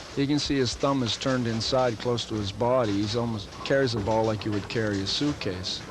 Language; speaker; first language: English; native; English